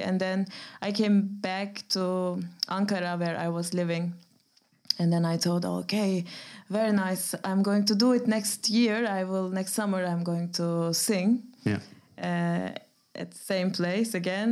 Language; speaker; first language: English; non-native, fluent; Turkish